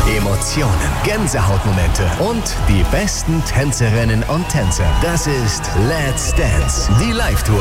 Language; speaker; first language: German; native; German